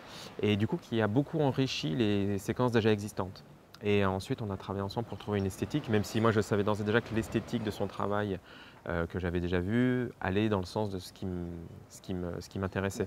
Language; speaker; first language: French; native; French